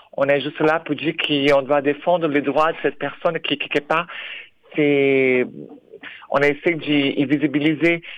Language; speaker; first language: French; non-native, fluent; Portuguese